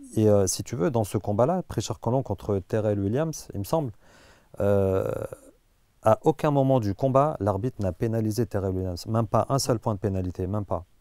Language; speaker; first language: French; native; French